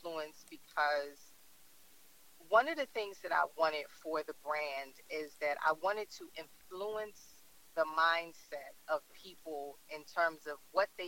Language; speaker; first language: English; native; English